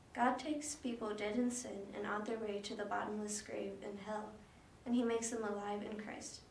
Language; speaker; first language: English; native; English